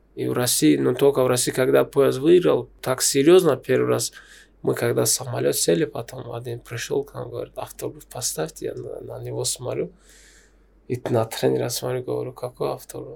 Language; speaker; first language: Russian; non-native, local second language; Tajik